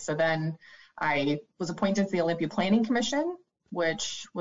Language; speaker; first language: English; native; English